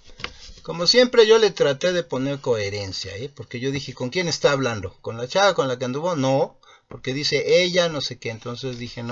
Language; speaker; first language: Spanish; native; Spanish